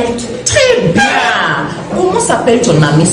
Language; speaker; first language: French; non-native, fluent; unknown